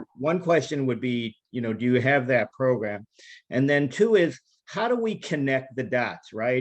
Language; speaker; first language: English; native; English